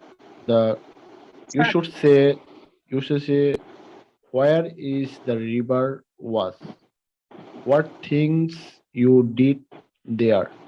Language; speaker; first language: English; non-native, learner; Bangla